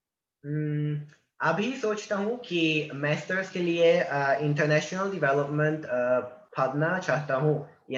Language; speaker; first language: Hindi; non-native, learner; Italian